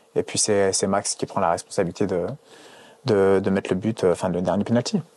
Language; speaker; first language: French; native; French